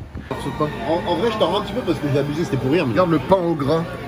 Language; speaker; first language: French; native; French